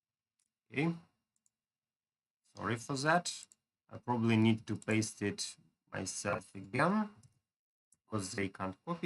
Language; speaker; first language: English; non-native, fluent; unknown